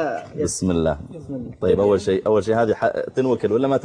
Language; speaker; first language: Arabic; native; Arabic